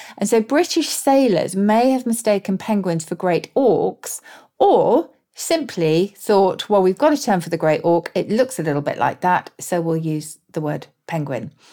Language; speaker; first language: English; native; English